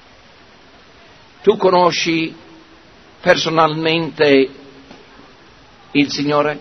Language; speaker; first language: Italian; non-native, fluent; English